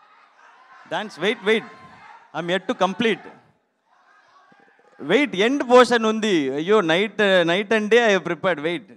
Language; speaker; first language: Telugu; non-native, learner; Tamil